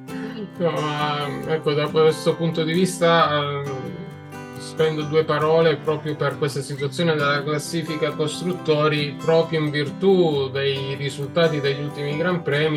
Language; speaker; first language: Italian; native; Italian